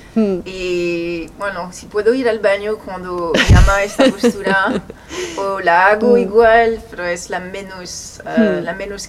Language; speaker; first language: Spanish; non-native, fluent; French